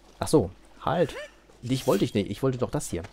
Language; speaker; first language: German; native; German